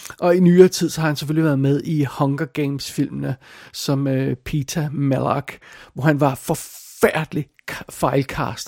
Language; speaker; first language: Danish; native; Danish